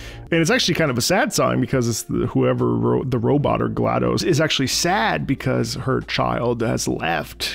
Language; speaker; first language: English; native; English